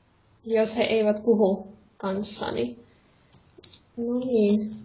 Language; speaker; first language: Finnish; non-native, fluent; Russian